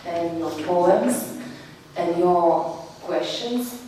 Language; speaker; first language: English; non-native, fluent; Lithuanian